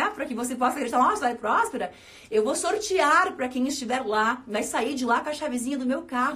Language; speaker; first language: Portuguese; native; Portuguese